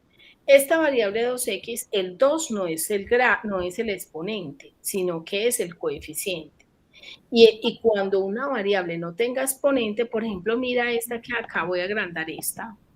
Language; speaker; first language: Spanish; native; Spanish